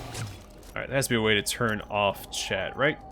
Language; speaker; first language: English; native; English